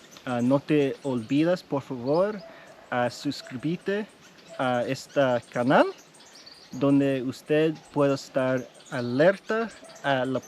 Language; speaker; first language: Spanish; early bilingual, heritage; English